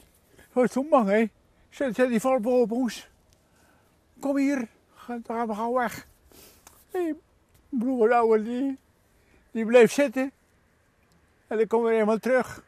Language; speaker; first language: Dutch; native; Dutch